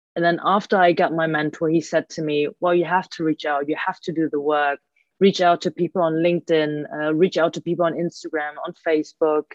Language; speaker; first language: English; early bilingual, other home language; Cantonese